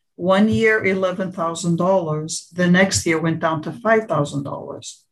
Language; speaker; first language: English; early bilingual, other home language; Portuguese